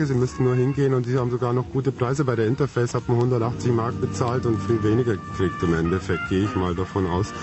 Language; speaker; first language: German; native; German